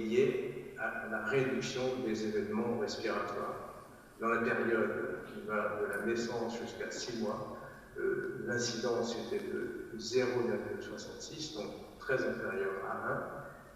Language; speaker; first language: French; native; French